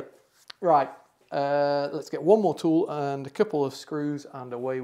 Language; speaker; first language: English; native; English